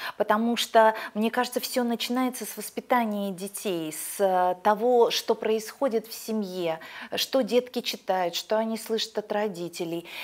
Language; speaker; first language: Russian; native; Russian